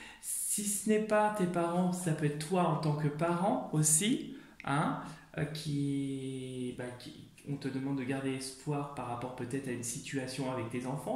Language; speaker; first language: French; native; French